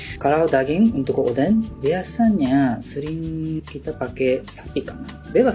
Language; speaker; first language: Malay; non-native, learner; Japanese